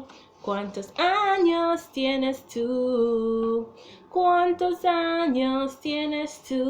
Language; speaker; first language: Spanish; non-native, fluent; English